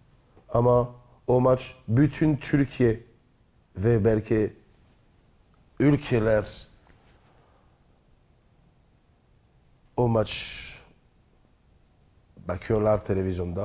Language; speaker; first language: Turkish; non-native, learner; French